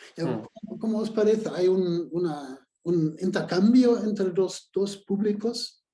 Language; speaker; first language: Spanish; non-native, fluent; German